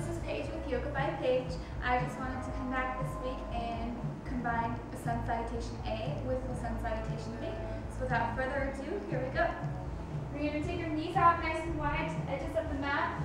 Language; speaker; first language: English; native; English